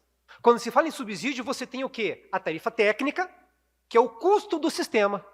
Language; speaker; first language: Portuguese; native; Portuguese